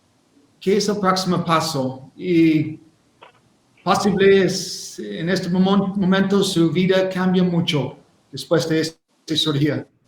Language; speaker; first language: Spanish; non-native, learner; English